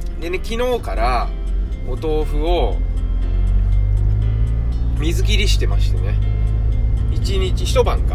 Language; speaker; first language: Japanese; native; Japanese